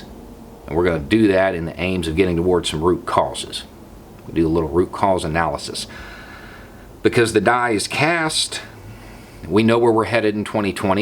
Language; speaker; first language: English; native; English